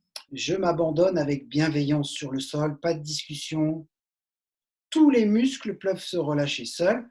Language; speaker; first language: French; native; French